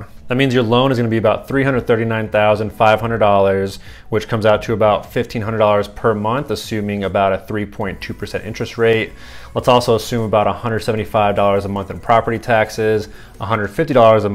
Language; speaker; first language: English; native; English